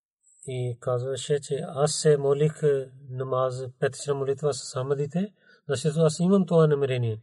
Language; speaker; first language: Bulgarian; non-native, fluent; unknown